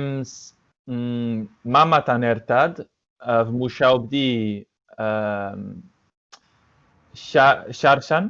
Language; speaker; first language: Georgian; non-native, learner; English